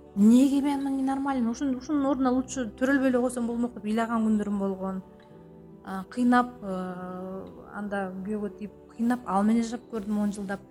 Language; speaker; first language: Kyrgyz; non-native, local second language; Russian